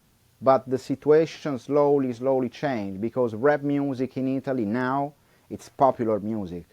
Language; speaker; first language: English; non-native, learner; Italian